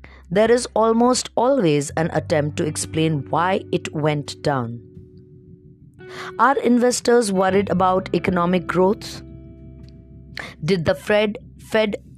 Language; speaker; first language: English; non-native, local second language; Marathi